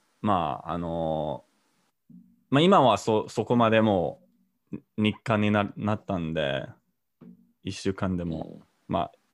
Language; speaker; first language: Japanese; non-native, fluent; English